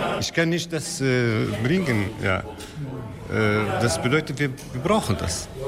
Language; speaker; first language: German; non-native, learner; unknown